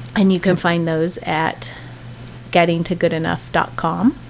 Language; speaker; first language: English; native; English